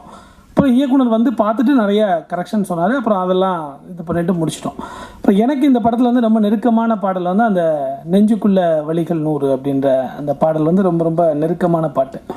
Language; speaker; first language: Tamil; native; Tamil